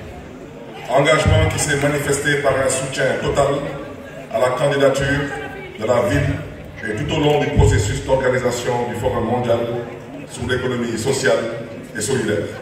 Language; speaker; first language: French; non-native, local second language; Wolof